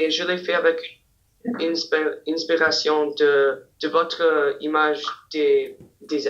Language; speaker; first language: French; non-native, learner; English